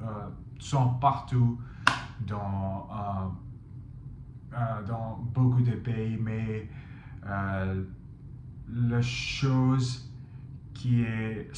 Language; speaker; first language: French; non-native, fluent; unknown